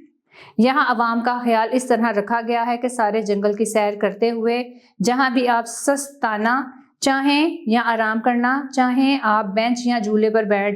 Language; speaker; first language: Urdu; native; Urdu